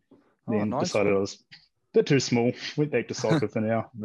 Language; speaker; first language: English; native; English